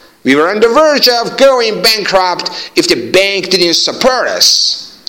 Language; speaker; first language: English; non-native, fluent; Persian